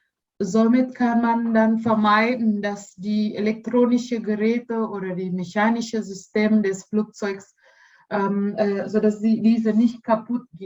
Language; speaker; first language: German; non-native, learner; Indonesian